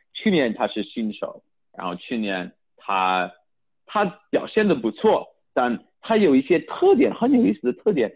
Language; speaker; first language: Chinese; early bilingual, heritage; Chinese